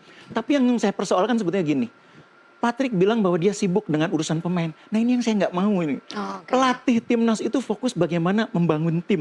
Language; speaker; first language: Indonesian; native; Indonesian